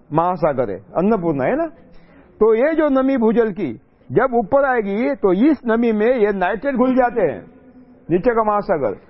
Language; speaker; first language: Hindi; non-native, local second language; Marathi